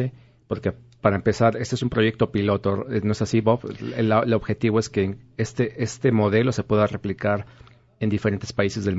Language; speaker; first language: Spanish; native; Spanish